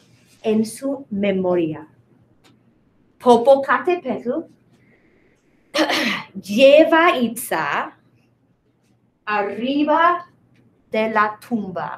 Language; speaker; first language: Spanish; non-native, fluent; English